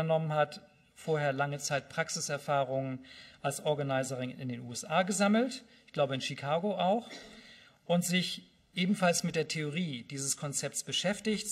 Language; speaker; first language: German; native; German